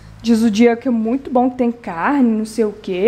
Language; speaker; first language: Portuguese; native; Portuguese